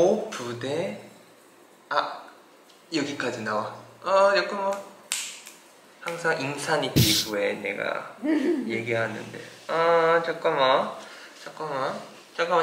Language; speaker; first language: Korean; non-native, fluent; Japanese